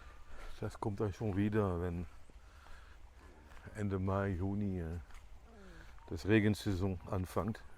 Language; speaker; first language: German; non-native, fluent; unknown